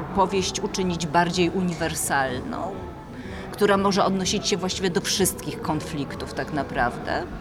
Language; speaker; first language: Polish; native; Polish